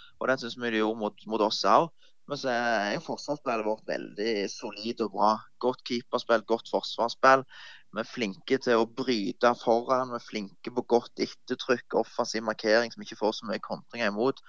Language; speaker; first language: Norwegian; native; Norwegian